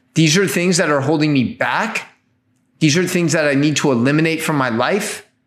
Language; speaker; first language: English; native; English